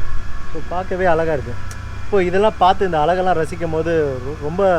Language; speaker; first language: Tamil; native; Tamil